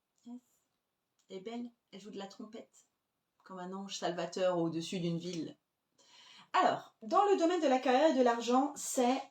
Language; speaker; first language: French; native; French